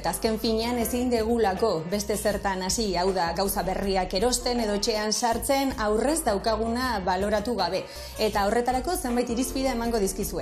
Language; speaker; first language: Basque; native; Basque